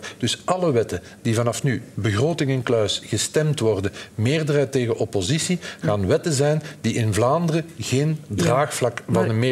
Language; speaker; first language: Dutch; native; Dutch